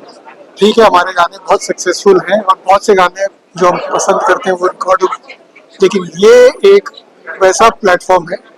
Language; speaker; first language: Hindi; native; Hindi